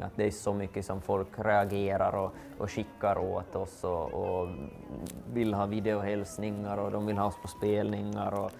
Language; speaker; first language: Swedish; native; Swedish